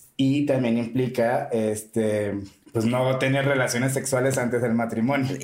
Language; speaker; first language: Spanish; native; Spanish